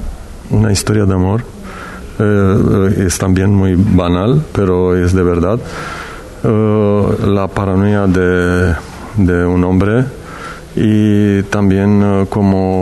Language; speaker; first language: Spanish; non-native, learner; Romanian